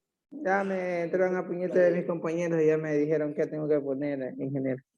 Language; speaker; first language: Spanish; native; Spanish